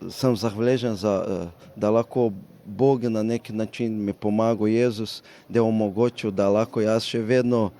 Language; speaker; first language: Slovenian; non-native, learner; Portuguese